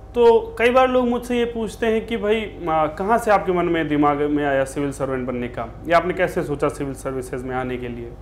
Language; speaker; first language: Hindi; native; Hindi